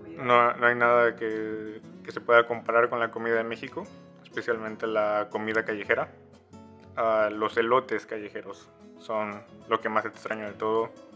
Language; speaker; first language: Spanish; native; Spanish